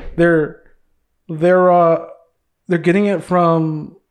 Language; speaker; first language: English; early bilingual, other home language; Cebuano